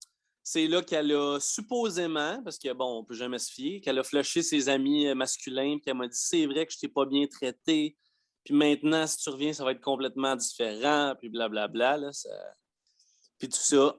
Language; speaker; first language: French; native; French